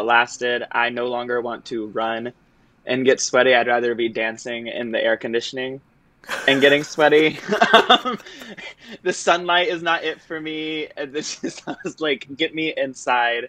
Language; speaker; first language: English; native; English